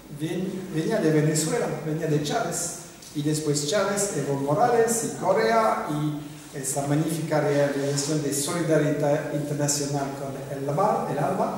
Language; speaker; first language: Spanish; non-native, fluent; French